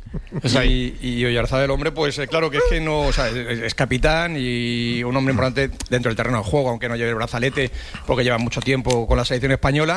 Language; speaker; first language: Spanish; native; Spanish